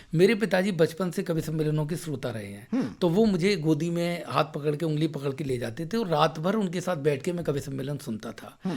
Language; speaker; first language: Hindi; native; Hindi